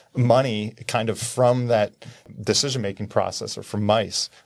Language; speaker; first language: English; native; English